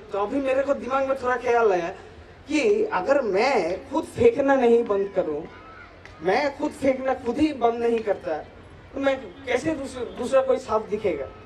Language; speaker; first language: Hindi; non-native, local second language; Bangla